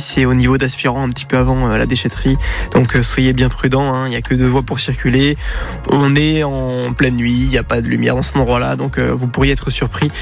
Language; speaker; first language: French; native; French